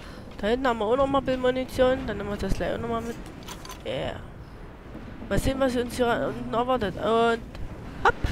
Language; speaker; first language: German; native; German